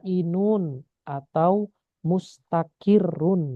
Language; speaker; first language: Arabic; non-native, fluent; Indonesian